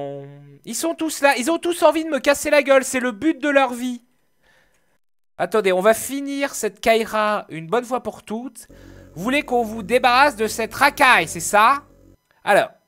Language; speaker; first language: French; native; French